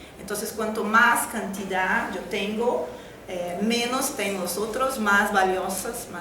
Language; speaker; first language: Spanish; non-native, fluent; Portuguese